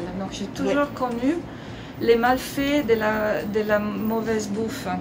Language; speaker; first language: French; non-native, fluent; Italian